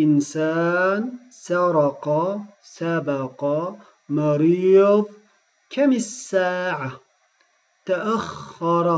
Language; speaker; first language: Arabic; non-native, fluent; Turkish